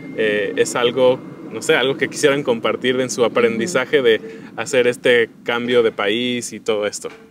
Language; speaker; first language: Spanish; native; Spanish